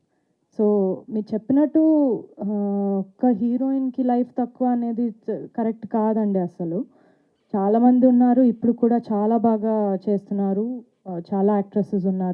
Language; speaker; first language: Telugu; non-native, fluent; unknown